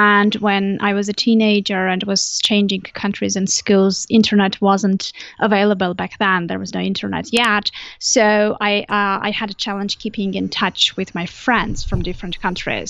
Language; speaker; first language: English; non-native, fluent; Armenian